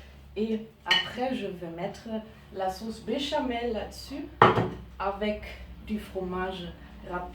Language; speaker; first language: French; non-native, learner; German